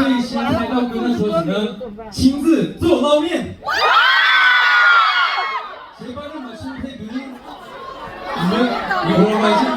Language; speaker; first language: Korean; non-native, fluent; Chinese